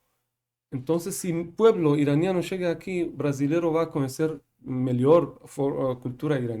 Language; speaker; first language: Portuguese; non-native, learner; Persian